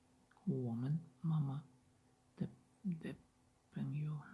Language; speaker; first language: Chinese; non-native, learner; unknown